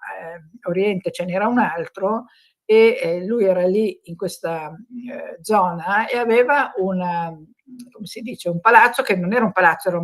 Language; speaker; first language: Italian; native; Italian